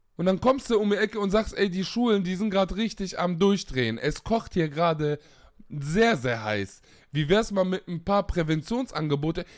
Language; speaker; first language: German; early bilingual, other home language; Arabic